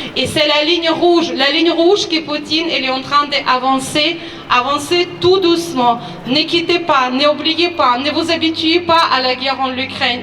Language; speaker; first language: French; non-native, fluent; Ukrainian